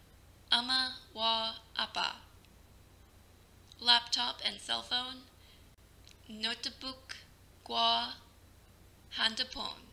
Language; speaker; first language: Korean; non-native, learner; English